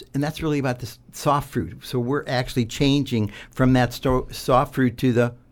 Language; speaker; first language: English; native; English